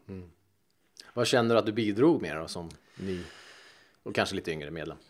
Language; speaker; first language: Swedish; native; Swedish